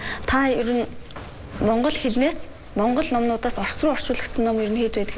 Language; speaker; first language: Mongolian; native; Mongolian